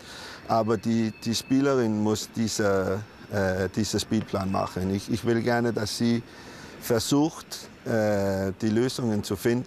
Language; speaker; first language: German; non-native, learner; Danish